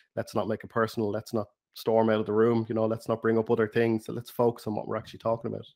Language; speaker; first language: English; native; English